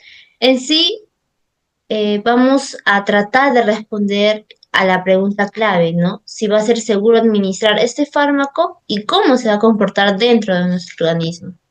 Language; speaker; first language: Spanish; native; Spanish